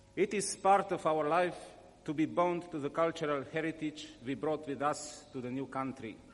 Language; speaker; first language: English; non-native, fluent; Slovenian